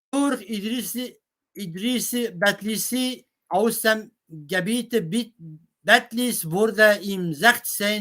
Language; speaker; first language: German; non-native, fluent; Kurdish